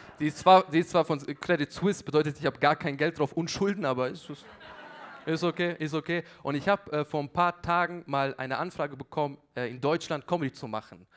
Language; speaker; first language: German; early bilingual, other home language; Albanian